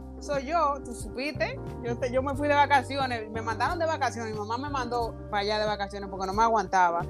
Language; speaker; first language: Spanish; early bilingual, heritage; Spanish